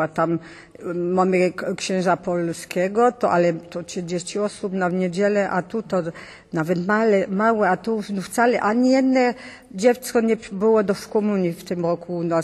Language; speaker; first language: Polish; early bilingual, heritage; Polish